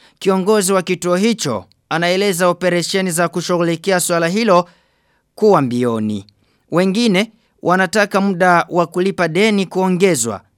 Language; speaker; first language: Swahili; non-native, local second language; Rundi